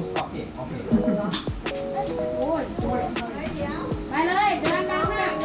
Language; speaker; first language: Thai; native; Thai